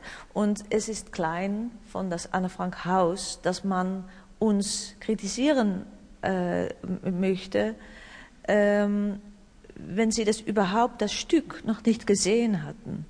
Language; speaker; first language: German; non-native, learner; Dutch